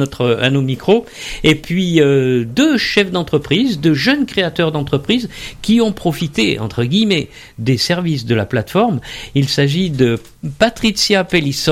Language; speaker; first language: French; native; French